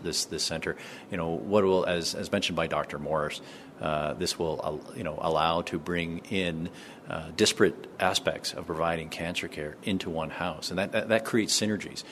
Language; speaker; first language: English; native; English